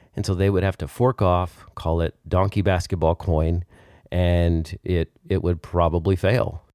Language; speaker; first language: English; native; English